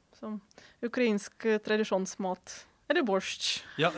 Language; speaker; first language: Norwegian; non-native, fluent; Ukrainian